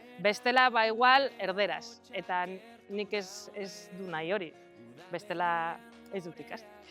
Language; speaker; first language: Basque; non-native, local second language; Spanish